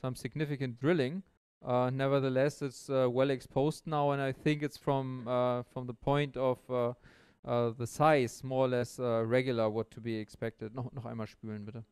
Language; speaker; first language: English; non-native, fluent; German